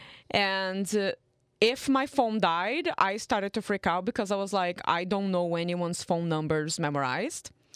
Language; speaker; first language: English; non-native, fluent; Portuguese